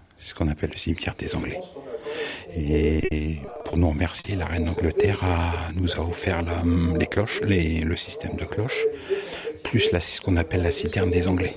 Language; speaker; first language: French; native; French